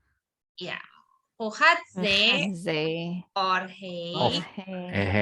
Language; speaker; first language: Dutch; non-native, learner; Indonesian